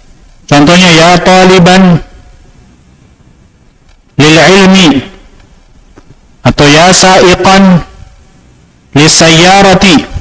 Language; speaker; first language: Arabic; non-native, fluent; Indonesian